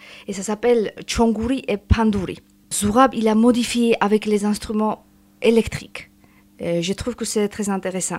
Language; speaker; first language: French; non-native, learner; Georgian